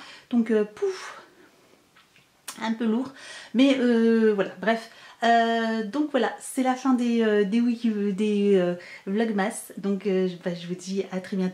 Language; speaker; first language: French; native; French